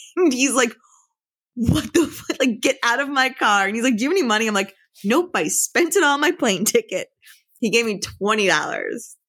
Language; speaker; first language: English; native; English